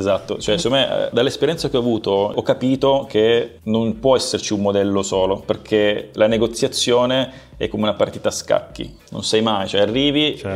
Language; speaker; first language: Italian; native; Italian